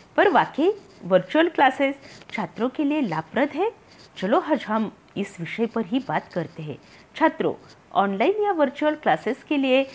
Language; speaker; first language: Hindi; non-native, local second language; Marathi